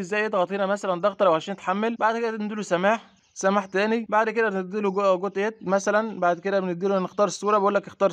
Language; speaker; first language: Arabic; native; Arabic